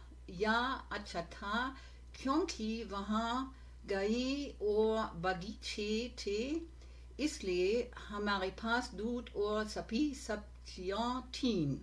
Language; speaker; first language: Hindi; non-native, learner; German